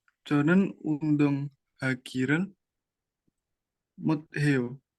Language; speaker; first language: Korean; non-native, learner; Indonesian